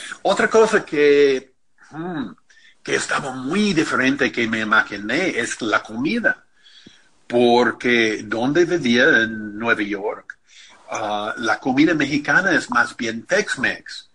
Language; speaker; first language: Spanish; non-native, fluent; English